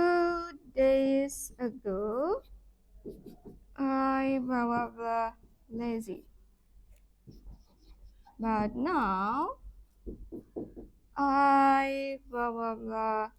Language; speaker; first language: English; non-native, fluent; Indonesian